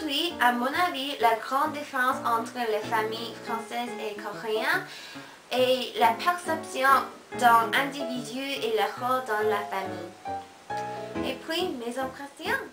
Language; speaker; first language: French; non-native, learner; Korean